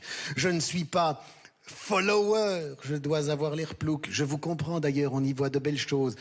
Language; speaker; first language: French; native; French